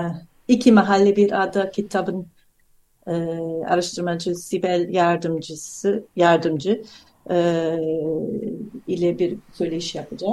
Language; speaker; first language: Turkish; non-native, fluent; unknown